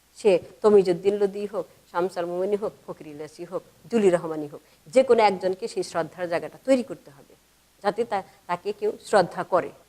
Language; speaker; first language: Bangla; native; Bangla